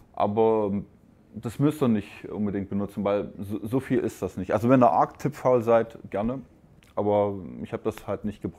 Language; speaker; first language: German; native; German